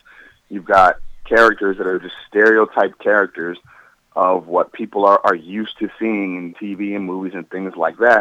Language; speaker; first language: English; native; English